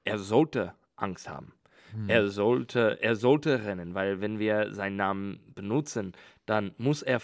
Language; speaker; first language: German; non-native, learner; English